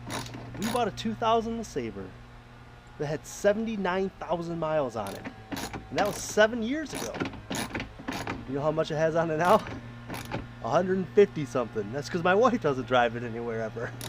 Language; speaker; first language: English; native; English